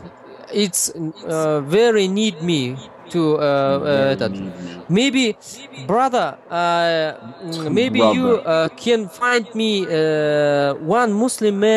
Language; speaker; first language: English; non-native, learner; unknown